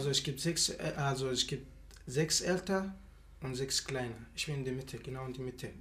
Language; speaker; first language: German; non-native, learner; Arabic